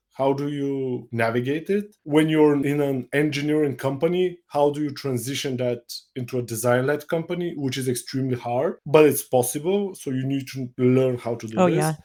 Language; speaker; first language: English; non-native, fluent; Bulgarian